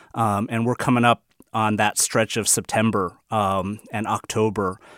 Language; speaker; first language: English; early bilingual, other home language; Chinese